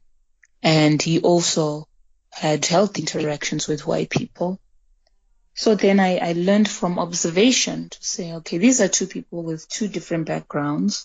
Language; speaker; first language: English; early bilingual, other home language; Shona